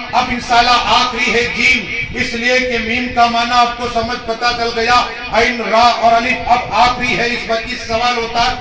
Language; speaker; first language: Urdu; non-native, local second language; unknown